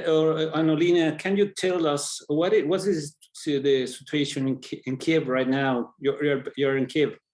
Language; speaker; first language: English; non-native, fluent; Spanish